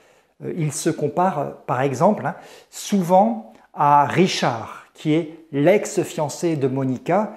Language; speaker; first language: French; native; French